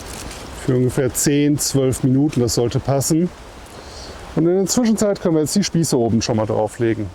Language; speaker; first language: German; native; German